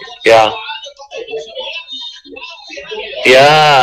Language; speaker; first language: English; non-native, learner; Arabic